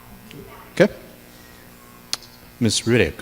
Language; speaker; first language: English; native; English